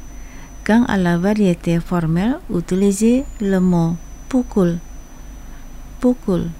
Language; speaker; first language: French; non-native, fluent; Indonesian